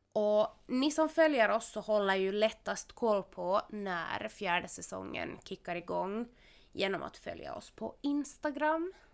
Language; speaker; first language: Swedish; native; Swedish